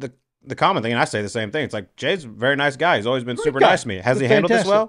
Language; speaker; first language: English; native; English